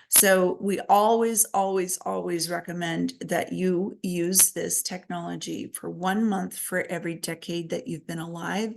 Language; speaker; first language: English; native; English